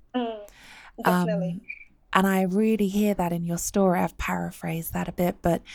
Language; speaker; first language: English; native; English